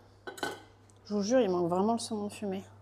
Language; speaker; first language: French; early bilingual, other home language; Portuguese